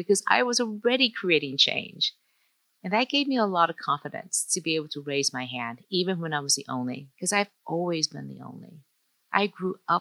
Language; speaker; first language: English; early bilingual, other home language; Chinese